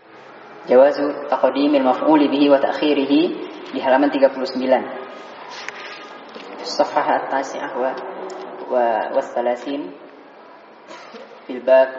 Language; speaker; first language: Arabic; non-native, fluent; Indonesian